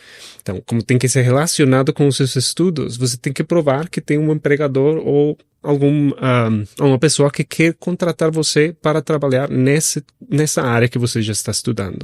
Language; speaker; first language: Portuguese; non-native, fluent; Spanish